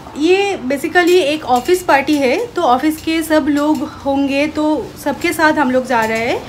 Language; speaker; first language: Hindi; non-native, local second language; Bangla